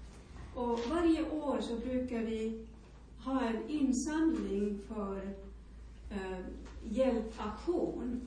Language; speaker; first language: Swedish; non-native, local second language; Finnish